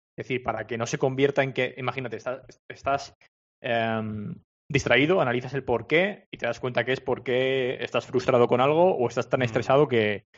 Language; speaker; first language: Spanish; native; Spanish